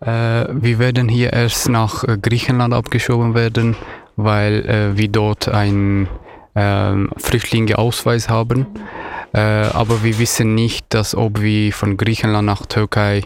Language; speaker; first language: German; non-native, learner; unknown